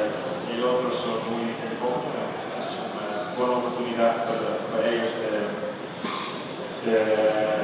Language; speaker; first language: Spanish; non-native, learner; Dutch